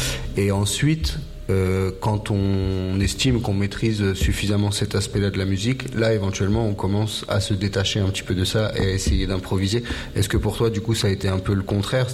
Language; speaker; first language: French; native; French